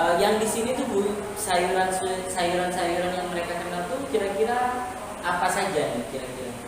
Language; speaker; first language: Indonesian; non-native, local second language; Madurese